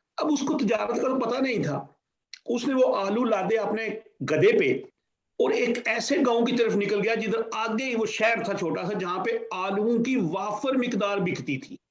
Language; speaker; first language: Urdu; non-native, local second language; Punjabi